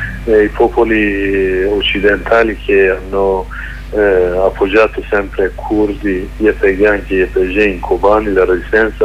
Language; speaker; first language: Italian; non-native, learner; Kurdish